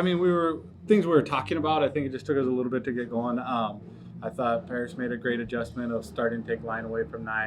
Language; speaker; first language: English; native; English